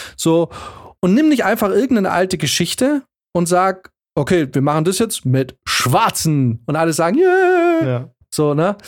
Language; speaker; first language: German; early bilingual, other home language; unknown